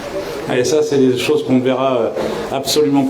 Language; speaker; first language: French; native; French